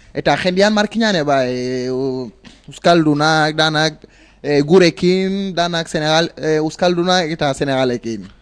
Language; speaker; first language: Basque; non-native, learner; Wolof